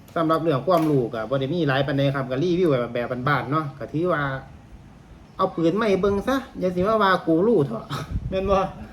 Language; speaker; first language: Thai; native; Thai